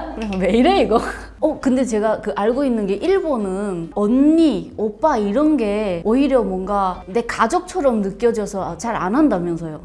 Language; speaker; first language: Korean; native; Korean